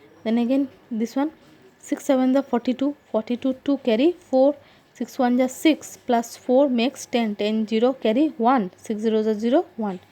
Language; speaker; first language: English; non-native, local second language; Assamese